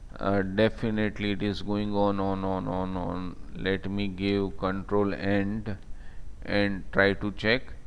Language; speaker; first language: English; non-native, local second language; Gujarati